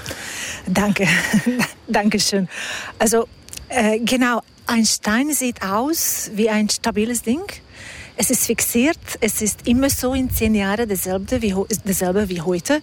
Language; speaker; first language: German; non-native, fluent; Hungarian